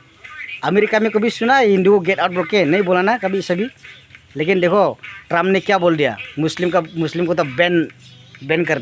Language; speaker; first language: Hindi; non-native, local second language; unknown